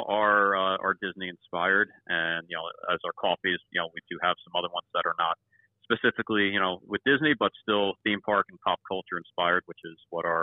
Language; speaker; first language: English; native; English